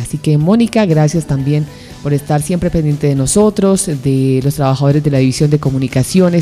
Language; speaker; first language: Spanish; native; Spanish